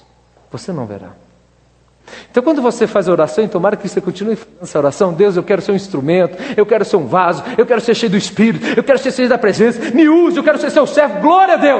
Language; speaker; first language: Portuguese; native; Portuguese